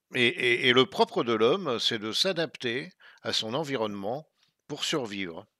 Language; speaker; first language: French; native; French